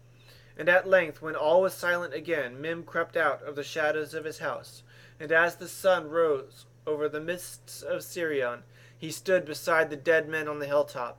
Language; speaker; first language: English; native; English